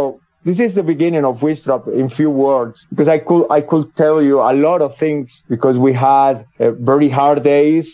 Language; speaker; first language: English; non-native, learner; Spanish